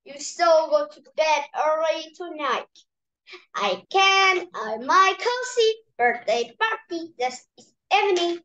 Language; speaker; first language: English; non-native, learner; Vietnamese